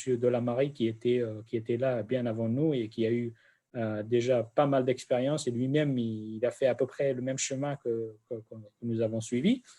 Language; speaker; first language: French; non-native, fluent; Kurdish